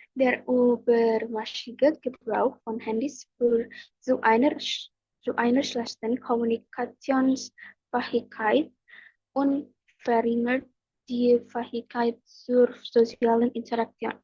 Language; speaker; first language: German; non-native, learner; Indonesian